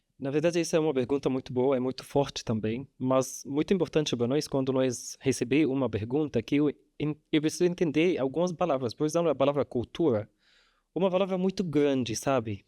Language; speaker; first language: Portuguese; non-native, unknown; Arabic